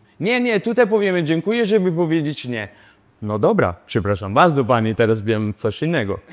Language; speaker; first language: Polish; non-native, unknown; Italian